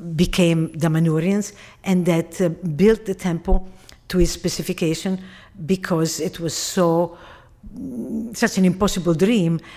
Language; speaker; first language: English; non-native, fluent; Italian